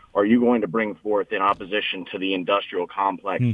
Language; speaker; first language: English; native; English